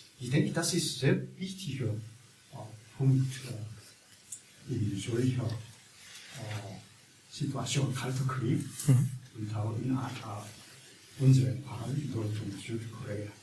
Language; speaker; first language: German; non-native, learner; Korean